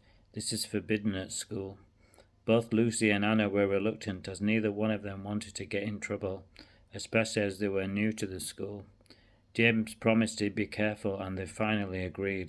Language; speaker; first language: English; native; English